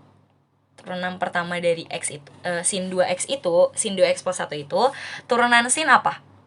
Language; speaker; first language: Indonesian; native; Indonesian